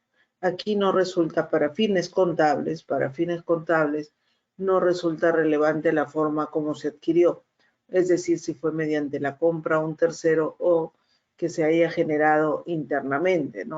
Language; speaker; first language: Spanish; native; Spanish